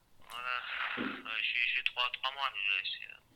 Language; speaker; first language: French; non-native, learner; Chechen